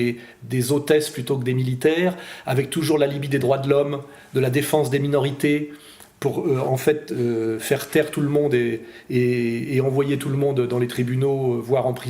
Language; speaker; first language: French; native; French